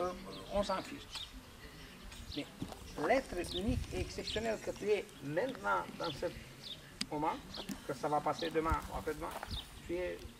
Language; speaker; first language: French; non-native, fluent; Romanian